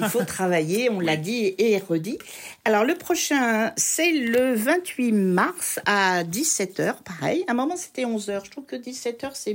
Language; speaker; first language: French; native; French